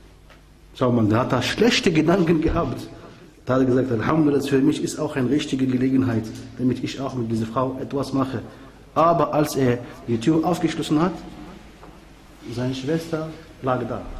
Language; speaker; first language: German; non-native, fluent; Arabic